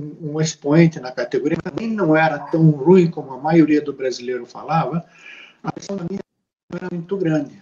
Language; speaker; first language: Portuguese; native; Portuguese